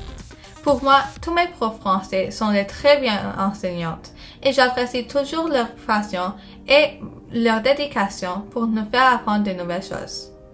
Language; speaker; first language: French; early bilingual, other home language; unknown